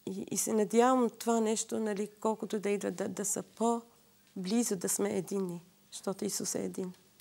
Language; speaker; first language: Bulgarian; non-native, fluent; Assyrian Neo-Aramaic